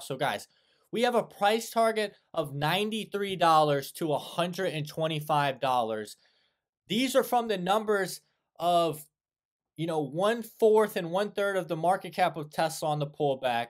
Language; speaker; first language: English; native; English